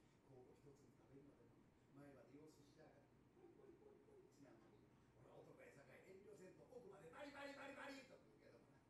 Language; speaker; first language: Japanese; native; Japanese